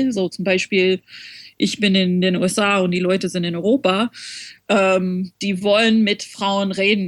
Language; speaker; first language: German; non-native, fluent; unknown